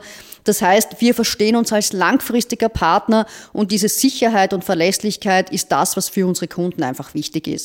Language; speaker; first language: German; native; German